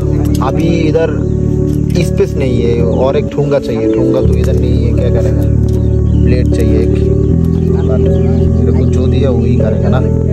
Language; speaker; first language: Hindi; non-native, learner; Bangla